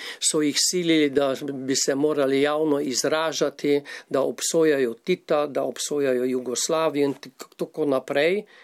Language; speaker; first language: Slovenian; native; Slovenian